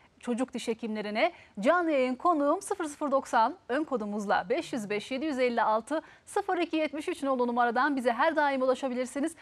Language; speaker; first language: Turkish; early bilingual, heritage; Turkish